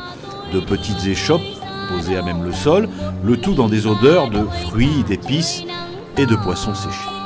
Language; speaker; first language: French; native; French